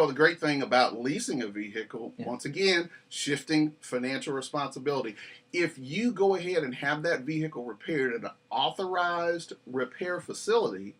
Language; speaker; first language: English; native; English